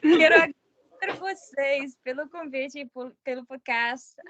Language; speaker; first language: Portuguese; non-native, learner; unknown